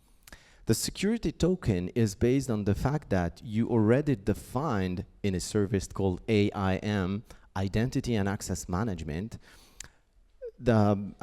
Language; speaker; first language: English; non-native, fluent; French